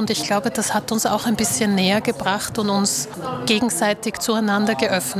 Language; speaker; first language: German; early bilingual, other home language; Slovak